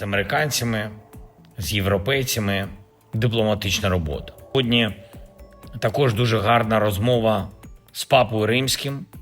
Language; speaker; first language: Ukrainian; non-native, local second language; Russian